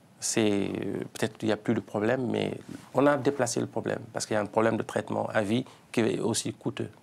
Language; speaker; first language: French; non-native, local second language; Fula